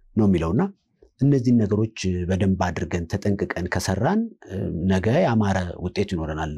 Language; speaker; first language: Amharic; native; Amharic